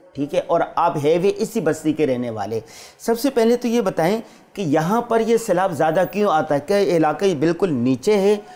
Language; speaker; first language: Urdu; non-native, local second language; Saraiki